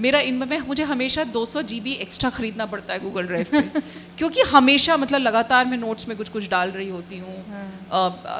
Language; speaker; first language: Hindi; native; Hindi